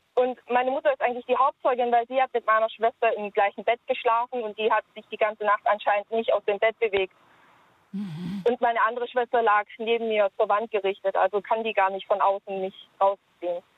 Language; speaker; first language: German; native; German